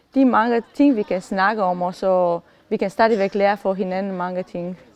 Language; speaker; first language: Danish; non-native, fluent; Romanian